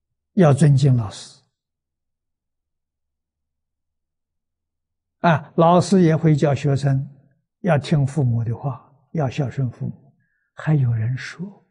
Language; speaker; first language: Chinese; native; Chinese